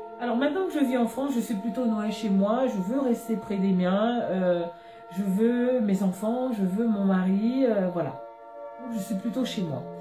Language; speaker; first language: French; native; French